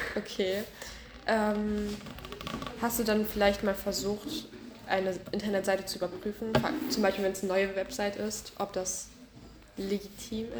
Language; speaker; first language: German; native; German